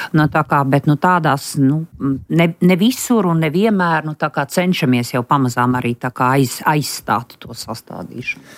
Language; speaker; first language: Latvian; native; Latvian